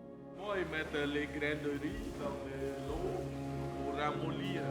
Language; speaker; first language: French; non-native, learner; Khmer